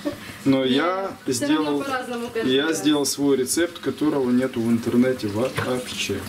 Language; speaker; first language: Russian; native; Russian